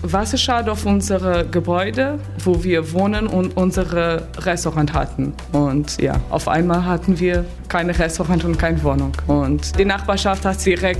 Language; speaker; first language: German; non-native, fluent; Portuguese